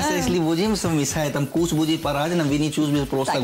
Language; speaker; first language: Russian; non-native, learner; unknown